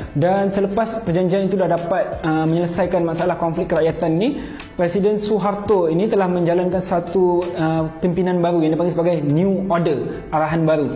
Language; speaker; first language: Malay; native; Malay